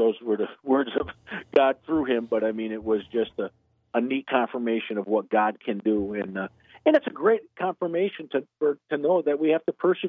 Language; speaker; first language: English; native; English